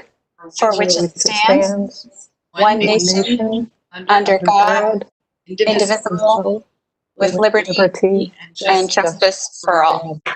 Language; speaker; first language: English; native; English